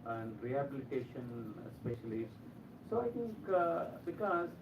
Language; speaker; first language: English; non-native, local second language; Kannada